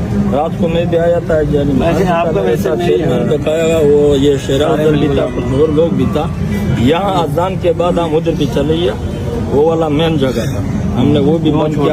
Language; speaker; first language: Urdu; non-native, local second language; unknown